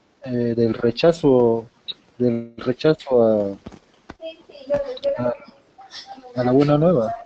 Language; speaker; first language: Spanish; native; Spanish